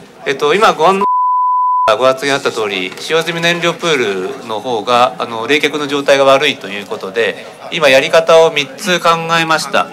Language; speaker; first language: Japanese; native; Japanese